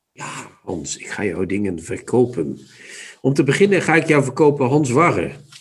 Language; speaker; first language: Dutch; native; Dutch